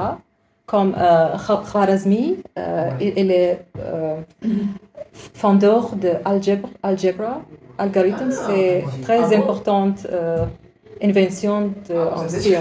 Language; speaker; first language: French; non-native, learner; Uzbek